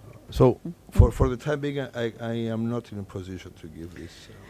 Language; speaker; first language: English; non-native, fluent; Greek